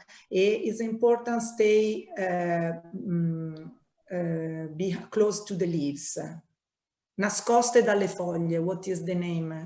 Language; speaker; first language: English; non-native, learner; Italian